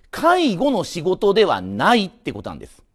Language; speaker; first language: Japanese; native; Japanese